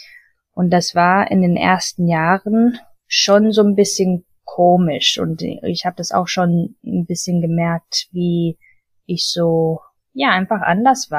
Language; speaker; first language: German; early bilingual, heritage; German